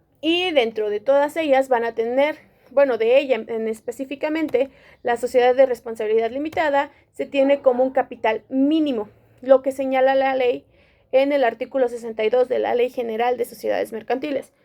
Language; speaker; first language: Spanish; native; Spanish